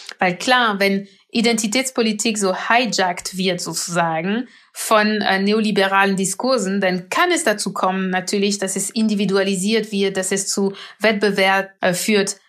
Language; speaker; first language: German; non-native, fluent; French